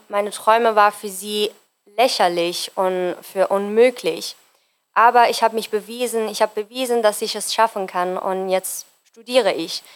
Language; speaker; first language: German; non-native, fluent; Persian